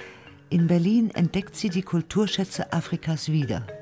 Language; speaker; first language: German; native; German